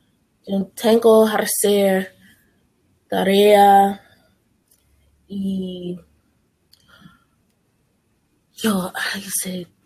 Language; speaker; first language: Spanish; non-native, learner; English